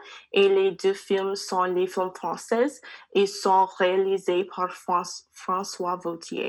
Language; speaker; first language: French; non-native, learner; English